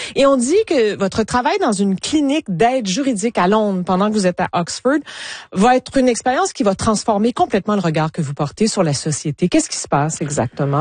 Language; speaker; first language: French; native; French